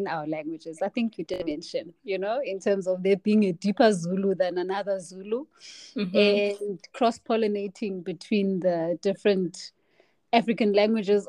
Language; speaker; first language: English; non-native, local second language; Xhosa